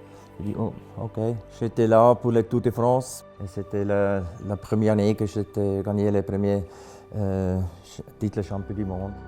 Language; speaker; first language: French; non-native, local second language; German